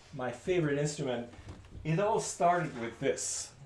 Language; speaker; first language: English; non-native, fluent; French